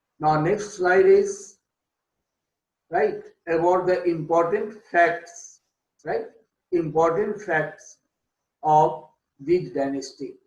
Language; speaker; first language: English; non-native, local second language; Hindi